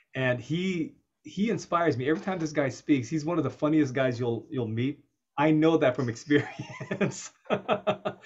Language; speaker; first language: English; native; English